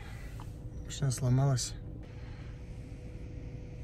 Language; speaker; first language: Russian; non-native, fluent; Tajik